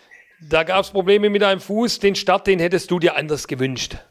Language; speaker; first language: German; native; German